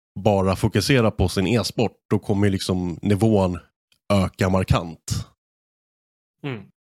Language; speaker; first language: Swedish; native; Swedish